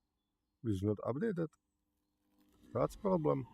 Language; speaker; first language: English; non-native, learner; Slovak